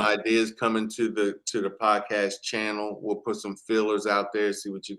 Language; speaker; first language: English; native; English